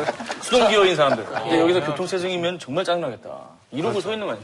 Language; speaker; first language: Korean; native; Korean